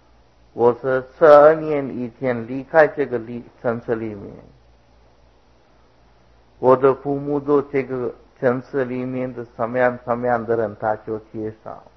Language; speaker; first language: Chinese; non-native, fluent; Sinhala